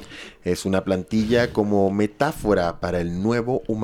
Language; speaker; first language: Spanish; native; Spanish